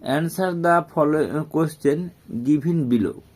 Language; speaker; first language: English; non-native, local second language; Bangla